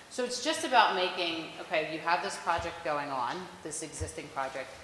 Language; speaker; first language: English; native; English